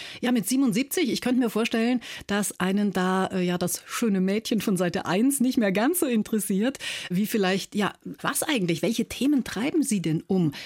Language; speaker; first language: German; native; German